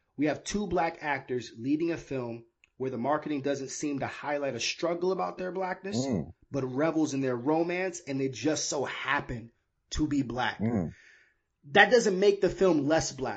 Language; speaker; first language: English; native; English